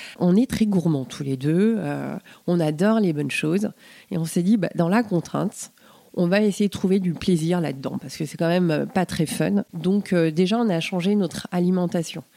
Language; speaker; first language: French; native; French